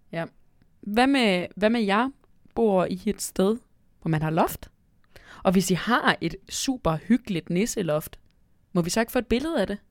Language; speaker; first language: Danish; native; Danish